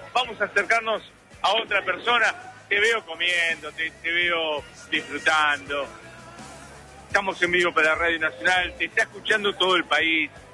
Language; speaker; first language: Spanish; native; Spanish